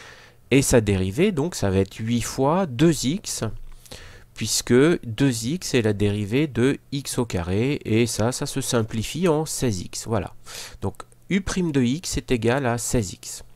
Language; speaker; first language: French; native; French